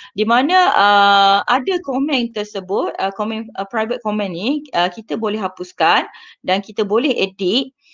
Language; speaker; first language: Malay; native; Malay